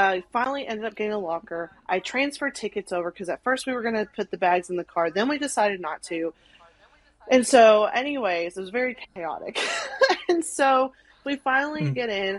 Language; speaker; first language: English; native; English